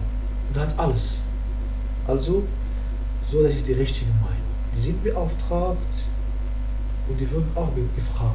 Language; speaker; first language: German; non-native, learner; Arabic